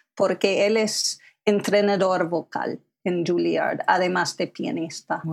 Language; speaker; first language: Spanish; non-native, fluent; English